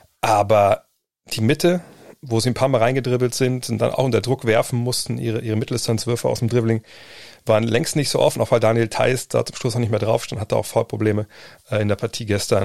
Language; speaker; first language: German; native; German